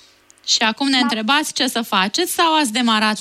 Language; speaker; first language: Romanian; native; Romanian